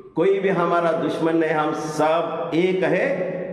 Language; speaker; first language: Hindi; non-native, local second language; Marathi